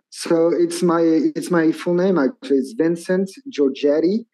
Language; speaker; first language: English; non-native, fluent; French